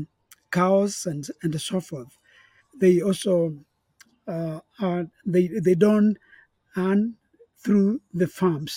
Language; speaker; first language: English; non-native, local second language; Kamba